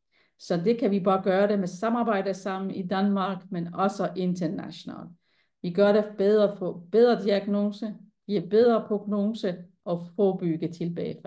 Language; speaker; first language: Danish; non-native, fluent; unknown